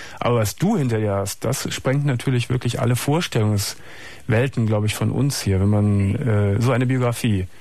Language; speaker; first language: German; native; German